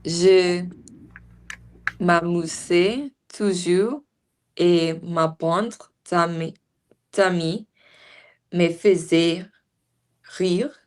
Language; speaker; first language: French; non-native, learner; English